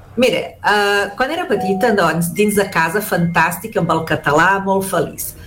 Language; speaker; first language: Catalan; early bilingual, heritage; Catalan